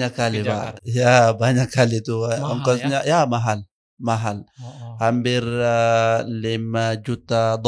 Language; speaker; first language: Indonesian; non-native, learner; Arabic